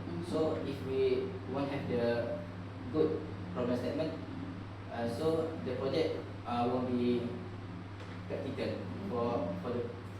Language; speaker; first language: English; non-native, learner; Malay